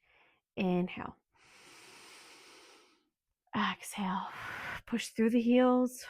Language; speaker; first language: English; native; English